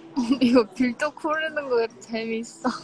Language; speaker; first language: Korean; non-native, fluent; Russian